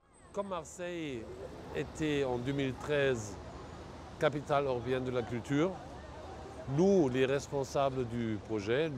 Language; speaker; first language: French; non-native, fluent; German